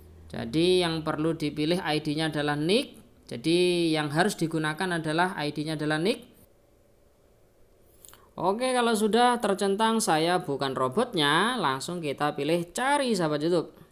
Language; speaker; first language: Indonesian; native; Indonesian